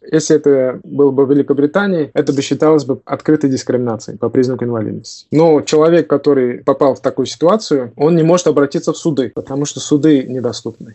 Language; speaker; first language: Russian; non-native, local second language; Tajik